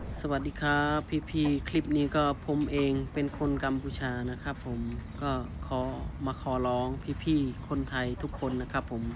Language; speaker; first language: Thai; non-native, fluent; Khmer